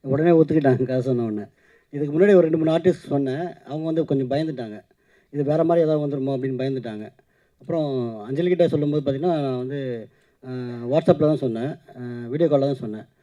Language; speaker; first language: Tamil; native; Tamil